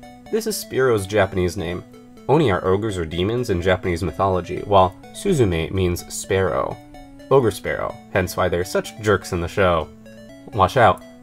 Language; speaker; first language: English; native; English